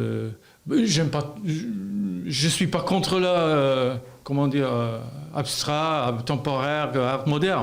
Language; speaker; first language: French; non-native, learner; Albanian